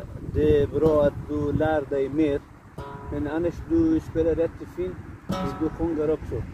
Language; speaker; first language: Swedish; non-native, learner; Persian